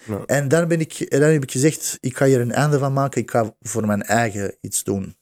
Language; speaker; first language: Dutch; early bilingual, other home language; Bosnian